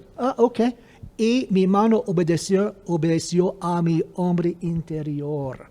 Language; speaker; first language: Spanish; non-native, fluent; English